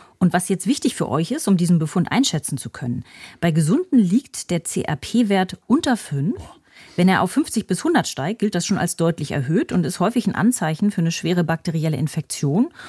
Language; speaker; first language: German; native; German